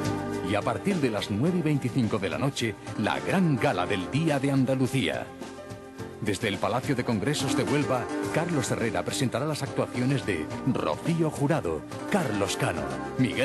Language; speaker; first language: Spanish; native; Spanish